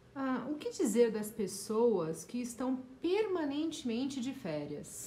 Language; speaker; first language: Portuguese; native; Portuguese